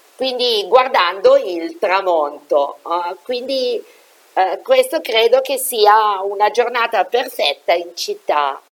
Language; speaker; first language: Italian; native; Italian